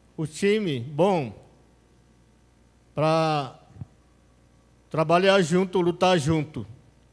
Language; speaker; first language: Portuguese; non-native, local second language; Yanomámi